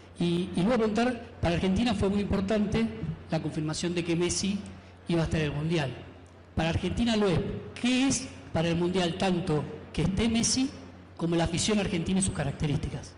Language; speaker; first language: Spanish; native; Spanish